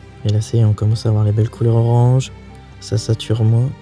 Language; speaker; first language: French; native; French